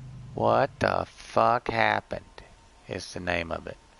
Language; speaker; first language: English; native; English